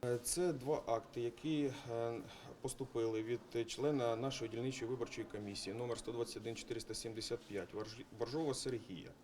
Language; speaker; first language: Ukrainian; non-native, local second language; Russian